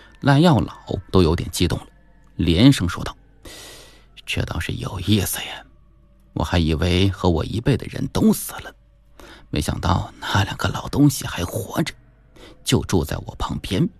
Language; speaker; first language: Chinese; native; Chinese